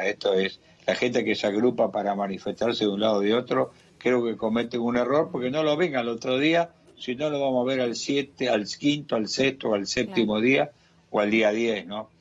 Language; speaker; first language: Spanish; native; Spanish